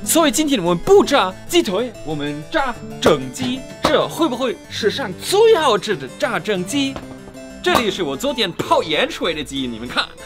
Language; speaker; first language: Chinese; non-native, fluent; German